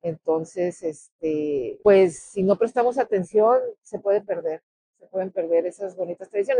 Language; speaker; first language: Spanish; native; Spanish